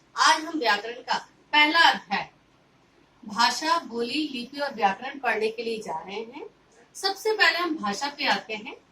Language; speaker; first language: Hindi; native; Hindi